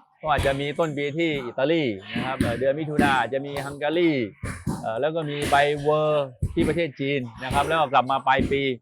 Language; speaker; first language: Thai; native; Thai